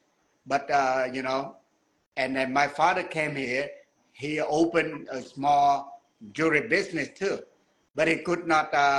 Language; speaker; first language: English; non-native, learner; Vietnamese